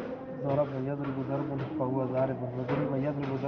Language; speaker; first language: Arabic; non-native, learner; Urdu